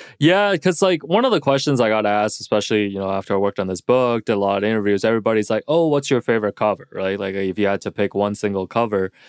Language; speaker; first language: English; native; English